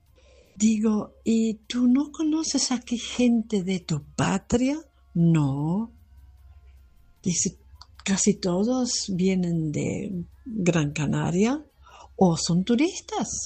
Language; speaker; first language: Spanish; non-native, fluent; German